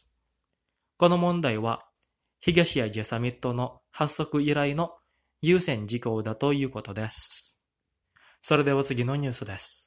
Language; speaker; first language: Japanese; non-native, fluent; Indonesian